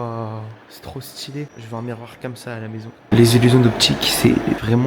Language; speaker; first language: French; native; French